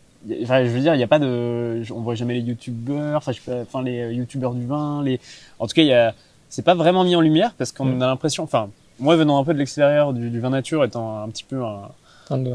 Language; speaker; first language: French; native; French